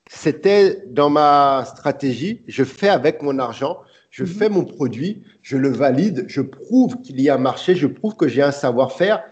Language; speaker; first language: French; early bilingual, other home language; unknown